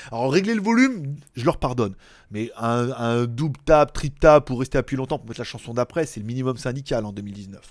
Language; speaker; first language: French; native; French